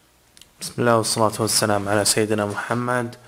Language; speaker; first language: Arabic; native; Arabic